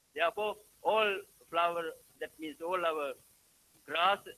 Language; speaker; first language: English; non-native, local second language; Sinhala